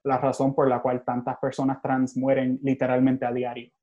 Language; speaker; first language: Spanish; early bilingual, other home language; English